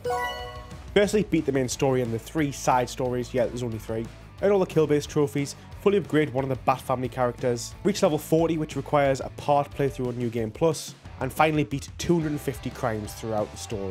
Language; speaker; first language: English; native; English